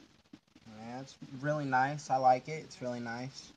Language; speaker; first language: English; native; English